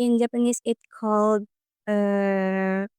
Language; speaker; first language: English; non-native, learner; Indonesian